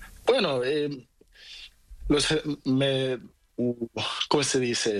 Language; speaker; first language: Spanish; non-native, learner; Portuguese